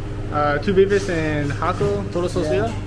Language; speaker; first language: Spanish; non-native, learner; English